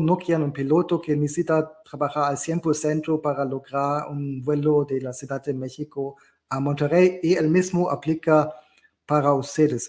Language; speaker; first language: Spanish; non-native, learner; German